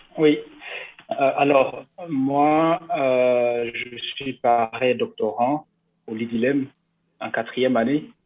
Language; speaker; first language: French; non-native, local second language; Mossi